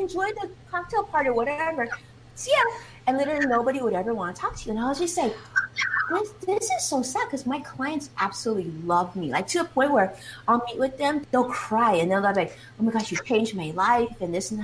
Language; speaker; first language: English; early bilingual, other home language; Chinese